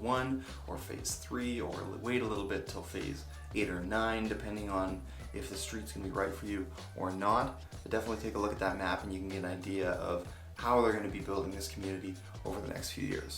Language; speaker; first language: English; native; English